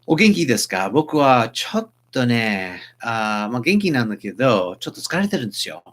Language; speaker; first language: Japanese; non-native, fluent; English